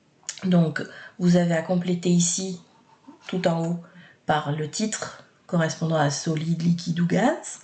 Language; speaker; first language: French; native; French